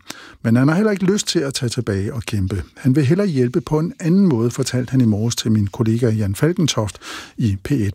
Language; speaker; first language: Danish; native; Danish